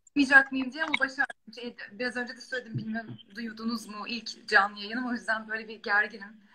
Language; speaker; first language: Turkish; native; Turkish